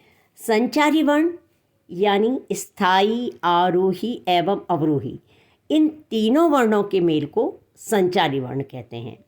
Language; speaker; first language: Hindi; native; Hindi